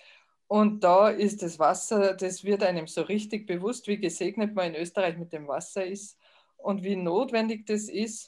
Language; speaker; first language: German; native; German